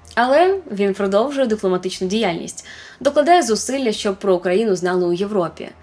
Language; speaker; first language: Ukrainian; non-native, local second language; Russian